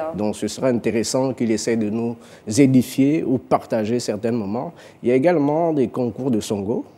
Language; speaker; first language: French; non-native, local second language; Fang